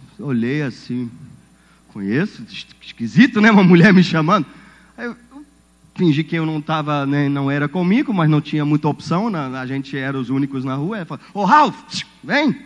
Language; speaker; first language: Portuguese; non-native, fluent; German